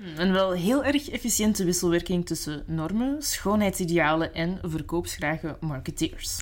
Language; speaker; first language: Dutch; native; Dutch